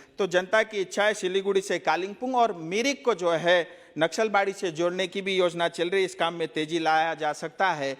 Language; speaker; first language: Hindi; non-native, local second language; Nepali